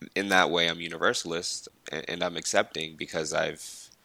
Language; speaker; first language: English; early bilingual, other home language; Spanish